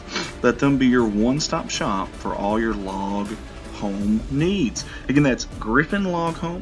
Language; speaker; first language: English; native; English